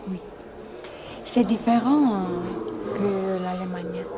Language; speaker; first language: French; non-native, fluent; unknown